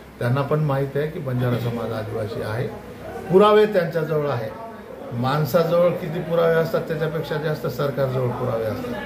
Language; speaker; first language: Marathi; non-native, local second language; Lambadi